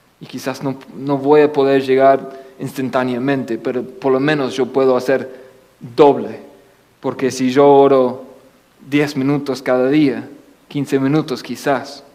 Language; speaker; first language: Spanish; non-native, fluent; English